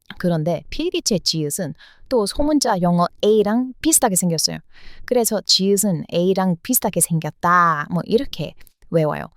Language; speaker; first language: Korean; non-native, fluent; English